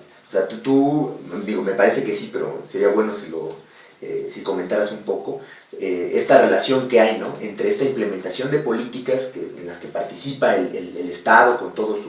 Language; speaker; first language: Spanish; native; Spanish